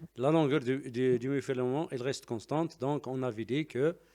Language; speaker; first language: French; non-native, local second language; Arabic